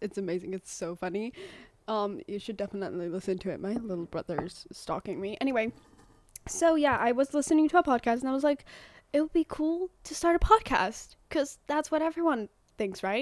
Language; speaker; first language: English; non-native, fluent; Finnish